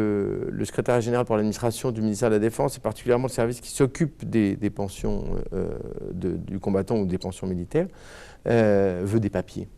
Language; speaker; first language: French; native; French